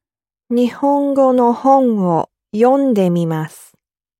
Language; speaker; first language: Japanese; non-native, learner; English